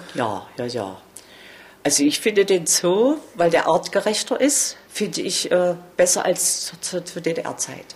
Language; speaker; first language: German; native; German